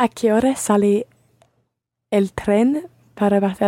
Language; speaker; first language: Spanish; non-native, learner; English